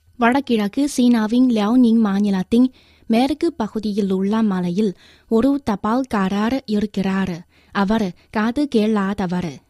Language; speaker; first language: Tamil; non-native, fluent; Chinese